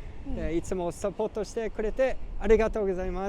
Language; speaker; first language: Japanese; non-native, learner; English